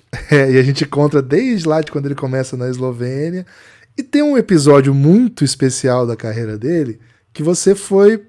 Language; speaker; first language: Portuguese; native; Portuguese